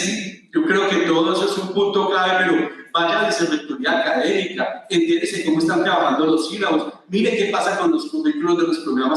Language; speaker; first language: Spanish; native; Spanish